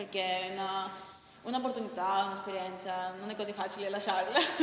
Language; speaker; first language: Italian; non-native, learner; Greek